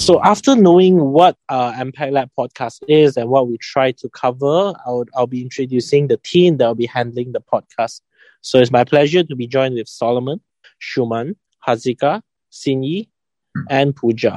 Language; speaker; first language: English; non-native, local second language; Chinese